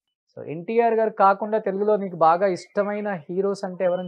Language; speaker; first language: Telugu; native; Telugu